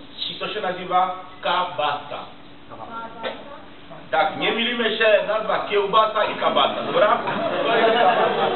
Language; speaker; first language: Polish; non-native, fluent; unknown